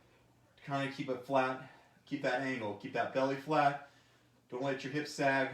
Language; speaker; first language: English; native; English